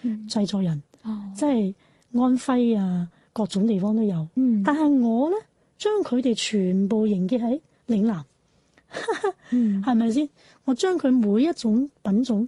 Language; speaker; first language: Cantonese; native; Cantonese